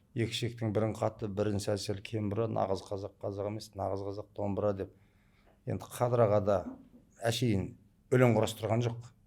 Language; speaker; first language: Kazakh; early bilingual, heritage; Kazakh